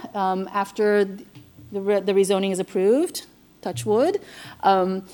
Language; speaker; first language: English; non-native, fluent; Chinese